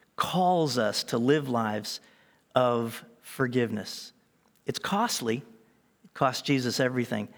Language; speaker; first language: English; native; English